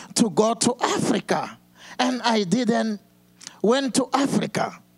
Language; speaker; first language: English; non-native, fluent; Portuguese